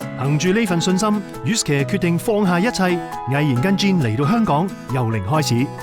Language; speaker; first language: Cantonese; native; Cantonese